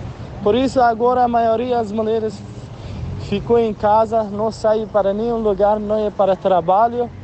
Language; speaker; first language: Portuguese; non-native, learner; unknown